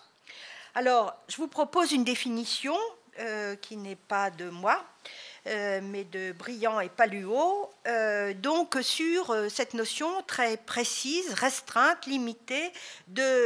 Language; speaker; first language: French; native; French